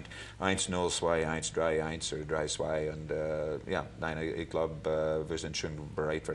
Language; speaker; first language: German; non-native, learner; English